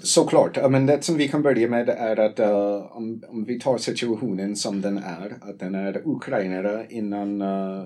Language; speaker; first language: Swedish; non-native, fluent; English